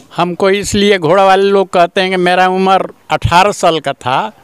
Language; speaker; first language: Hindi; native; Hindi